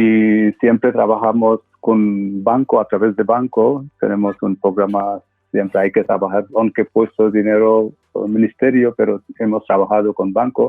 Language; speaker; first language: Spanish; non-native, fluent; Bangla